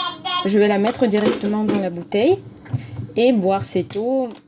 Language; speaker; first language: French; non-native, fluent; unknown